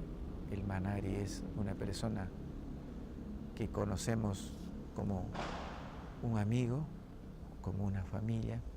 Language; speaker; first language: Spanish; non-native, local second language; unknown